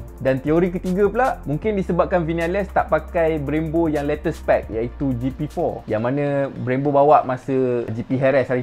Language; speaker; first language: Malay; native; Malay